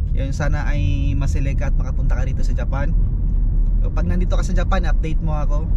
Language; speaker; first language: Filipino; native; Filipino